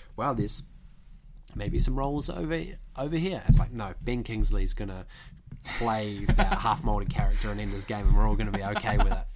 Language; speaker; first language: English; native; English